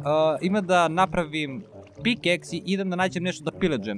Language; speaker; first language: Serbian; native; Serbian